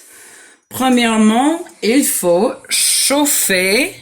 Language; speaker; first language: French; non-native, fluent; English